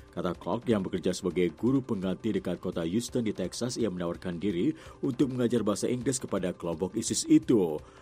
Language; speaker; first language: Indonesian; native; Indonesian